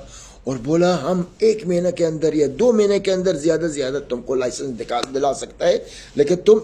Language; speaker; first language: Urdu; non-native, local second language; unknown